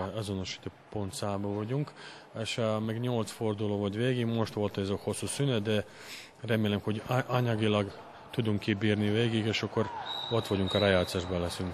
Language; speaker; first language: Hungarian; non-native, fluent; Serbian